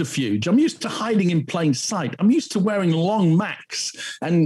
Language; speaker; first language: English; native; English